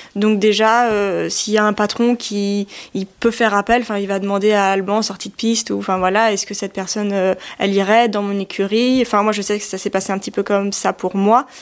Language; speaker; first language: French; native; French